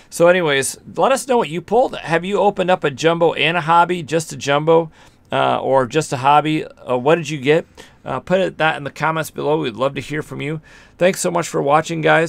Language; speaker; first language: English; native; English